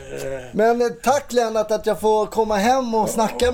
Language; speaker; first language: Swedish; native; Swedish